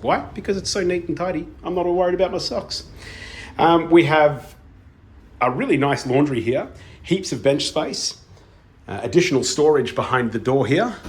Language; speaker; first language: English; native; English